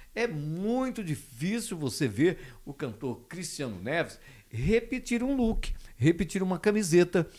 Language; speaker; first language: Portuguese; native; Portuguese